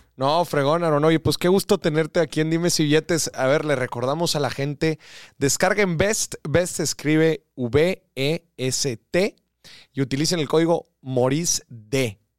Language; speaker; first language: Spanish; native; Spanish